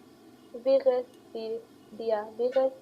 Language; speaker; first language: German; non-native, learner; Bangla